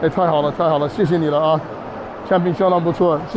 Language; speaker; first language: Chinese; non-native, fluent; English